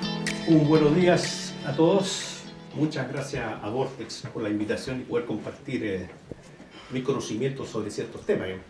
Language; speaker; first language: Spanish; native; Spanish